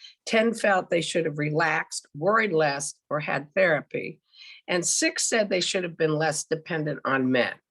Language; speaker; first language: English; native; English